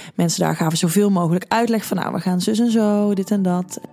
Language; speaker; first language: Dutch; native; Dutch